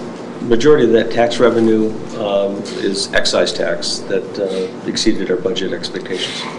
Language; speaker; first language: English; native; English